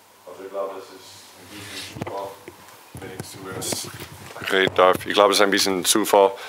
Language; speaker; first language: German; non-native, fluent; English